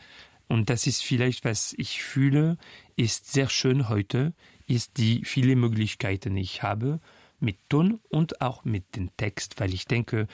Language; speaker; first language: German; non-native, fluent; French